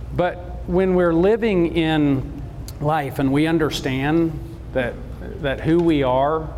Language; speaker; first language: English; native; English